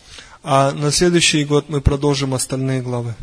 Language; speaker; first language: Russian; native; Russian